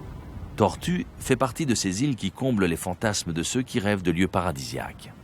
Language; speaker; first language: French; native; French